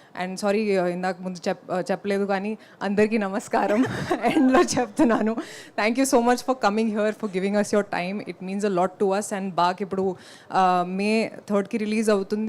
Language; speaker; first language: Telugu; non-native, local second language; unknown